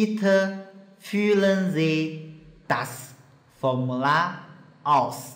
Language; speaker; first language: German; non-native, fluent; Chinese